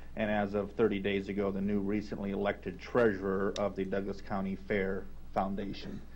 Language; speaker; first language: English; native; English